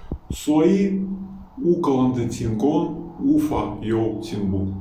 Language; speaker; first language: Chinese; non-native, fluent; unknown